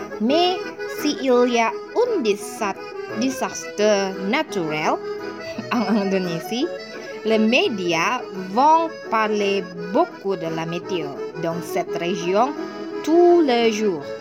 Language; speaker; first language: French; non-native, learner; Indonesian